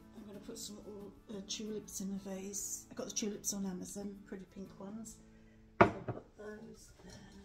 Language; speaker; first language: English; native; English